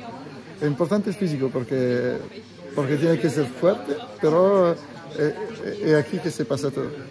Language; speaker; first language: Spanish; non-native, learner; Italian